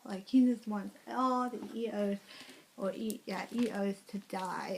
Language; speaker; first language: English; native; English